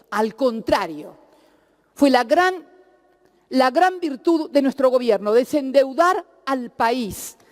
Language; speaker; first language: Spanish; native; Spanish